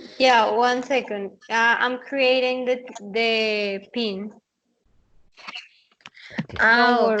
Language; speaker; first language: English; non-native, fluent; Spanish